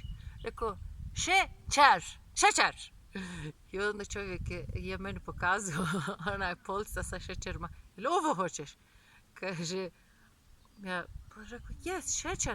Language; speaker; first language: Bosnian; non-native, fluent; Turkish